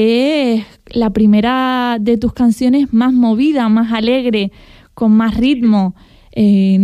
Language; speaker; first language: Spanish; native; Spanish